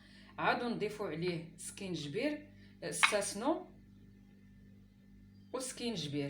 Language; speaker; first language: Arabic; native; Arabic